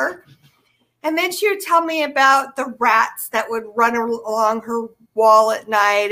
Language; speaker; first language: English; native; English